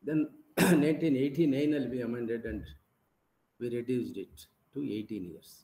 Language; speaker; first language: English; non-native, local second language; Kannada